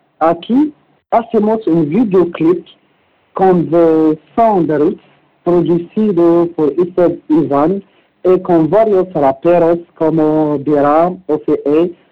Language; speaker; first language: Spanish; non-native, learner; Arabic